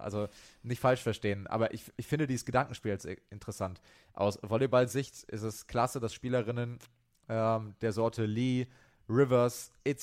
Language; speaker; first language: German; native; German